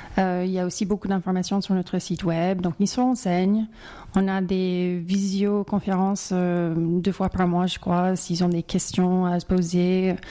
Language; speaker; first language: French; non-native, fluent; English